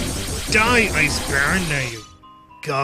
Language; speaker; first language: English; native; English